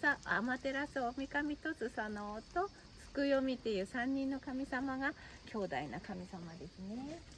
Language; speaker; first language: Japanese; native; Japanese